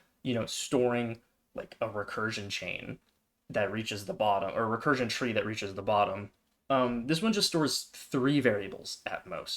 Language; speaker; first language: English; native; English